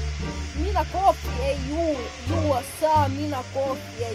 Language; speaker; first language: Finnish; non-native, learner; Estonian